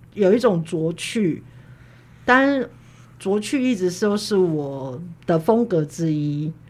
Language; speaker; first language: Chinese; native; Chinese